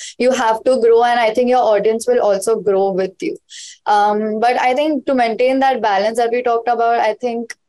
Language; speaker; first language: English; non-native, local second language; Hindi